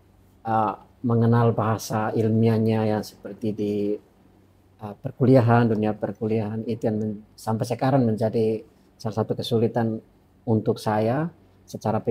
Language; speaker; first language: Indonesian; non-native, fluent; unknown